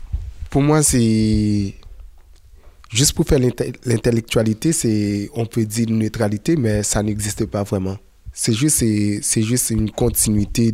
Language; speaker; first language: French; non-native, local second language; Haitian Creole